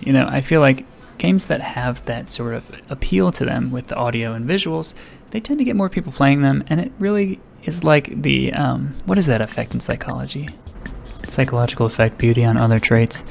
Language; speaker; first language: English; native; English